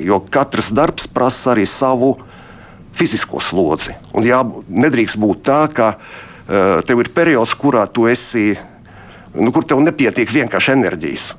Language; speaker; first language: Latvian; non-native, local second language; Russian